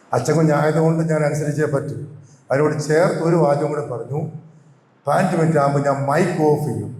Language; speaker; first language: Malayalam; native; Malayalam